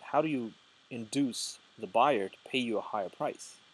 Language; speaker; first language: English; non-native, fluent; Russian